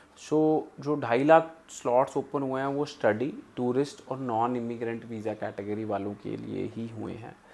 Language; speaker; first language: Hindi; non-native, local second language; Punjabi